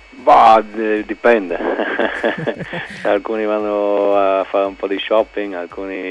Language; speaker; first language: Italian; non-native, local second language; German